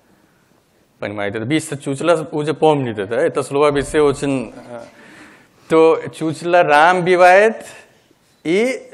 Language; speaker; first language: Russian; non-native, learner; Hindi